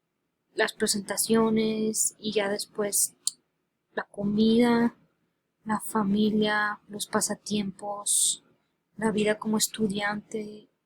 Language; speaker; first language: Spanish; early bilingual, heritage; Spanish